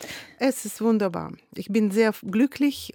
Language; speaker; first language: German; non-native, fluent; Russian